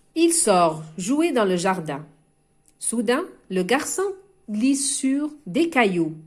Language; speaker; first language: French; non-native, local second language; Arabic